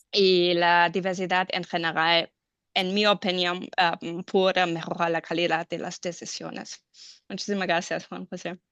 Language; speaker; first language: Spanish; non-native, fluent; German